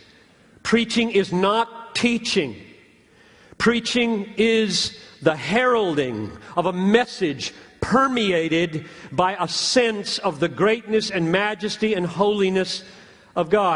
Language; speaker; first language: English; native; English